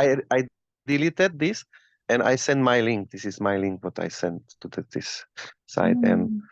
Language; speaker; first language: English; non-native, learner; Slovak